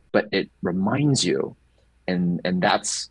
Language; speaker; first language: English; native; English